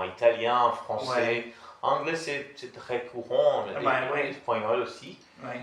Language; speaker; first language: French; non-native, learner; Portuguese